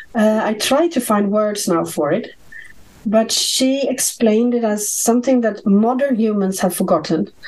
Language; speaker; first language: English; non-native, fluent; Swedish